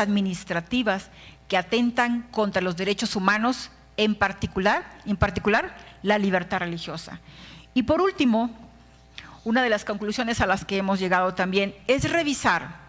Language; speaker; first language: Spanish; native; Spanish